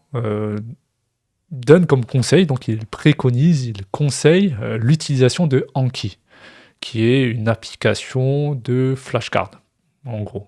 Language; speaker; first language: French; native; French